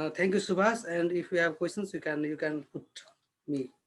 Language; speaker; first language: English; non-native, local second language; Nepali